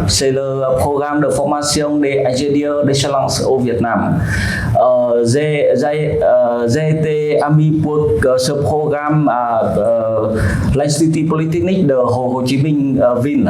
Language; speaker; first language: French; non-native, fluent; Vietnamese